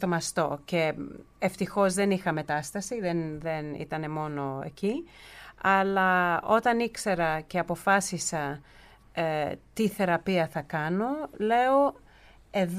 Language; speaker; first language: Greek; early bilingual, heritage; Greek